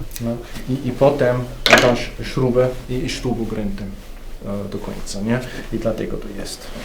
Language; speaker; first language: Polish; non-native, fluent; German